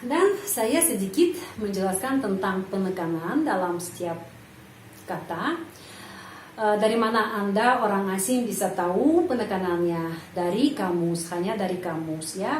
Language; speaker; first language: Indonesian; non-native, fluent; Russian